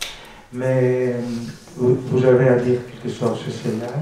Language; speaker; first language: French; non-native, fluent; Greek